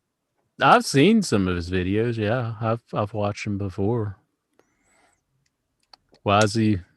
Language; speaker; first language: English; native; English